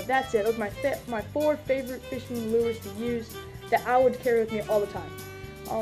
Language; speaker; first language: English; native; English